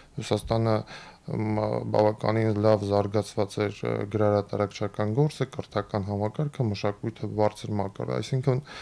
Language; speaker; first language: Armenian; native; Armenian